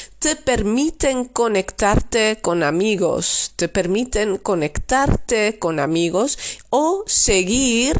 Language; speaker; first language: Spanish; non-native, fluent; Dutch